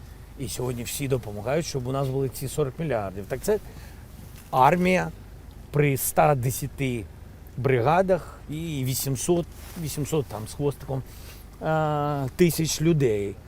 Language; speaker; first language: Ukrainian; non-native, local second language; Russian